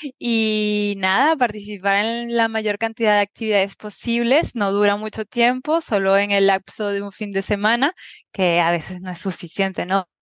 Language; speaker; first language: Spanish; native; Spanish